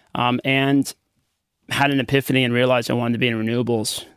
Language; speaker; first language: English; native; English